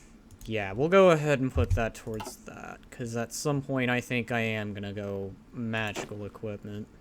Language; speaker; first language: English; native; English